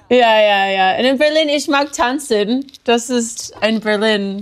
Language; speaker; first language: German; non-native, learner; English